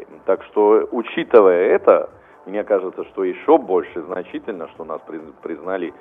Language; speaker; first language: Russian; non-native, fluent; Italian